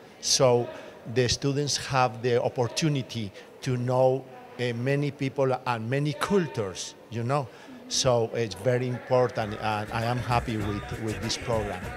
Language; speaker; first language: English; non-native, learner; Spanish